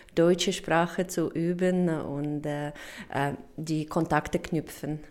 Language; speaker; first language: German; non-native, learner; Russian